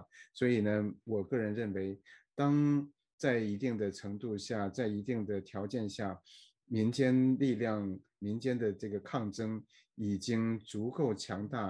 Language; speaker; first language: Chinese; native; Chinese